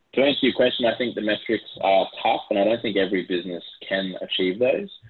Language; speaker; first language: English; native; English